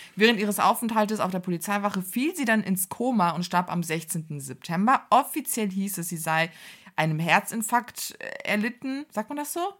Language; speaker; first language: German; early bilingual, other home language; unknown